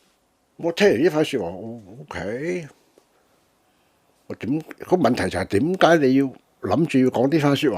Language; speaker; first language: Cantonese; native; Cantonese